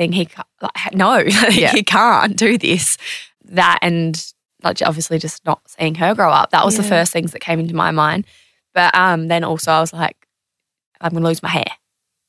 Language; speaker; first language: English; native; English